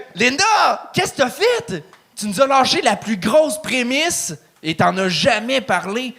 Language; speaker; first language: French; native; French